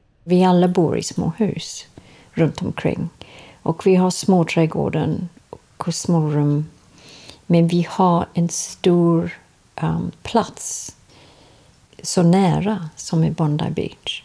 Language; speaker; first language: Swedish; non-native, fluent; English